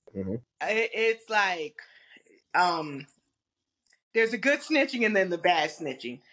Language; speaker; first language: English; native; English